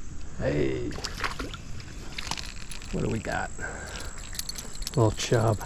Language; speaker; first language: English; native; English